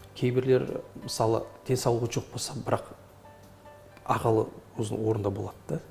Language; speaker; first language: Kazakh; non-native, local second language; Uzbek